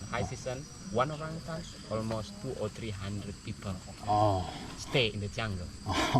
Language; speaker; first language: English; non-native, learner; Indonesian